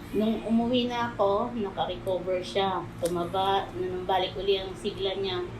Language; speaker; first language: Filipino; native; Filipino